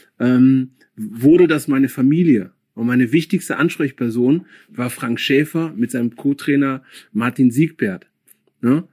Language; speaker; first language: German; early bilingual, other home language; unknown